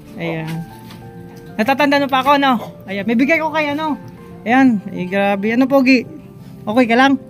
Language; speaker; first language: Filipino; non-native, local second language; Bikol